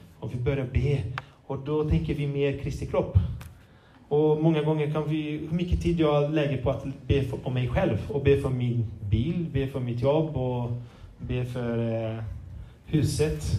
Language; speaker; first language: Swedish; non-native, fluent; Portuguese